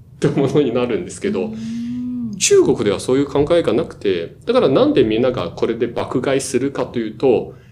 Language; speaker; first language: Japanese; non-native, fluent; Chinese